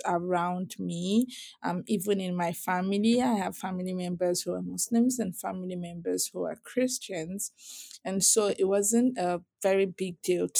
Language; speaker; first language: English; non-native, local second language; Yoruba